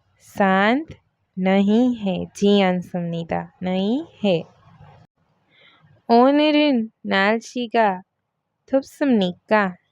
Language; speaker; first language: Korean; non-native, fluent; Hindi